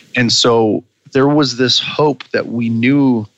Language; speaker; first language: English; native; English